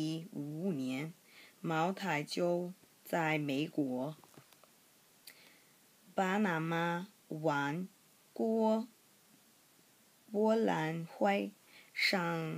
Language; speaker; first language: Chinese; non-native, learner; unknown